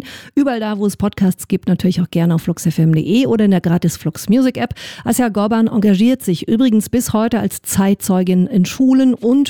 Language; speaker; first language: German; native; German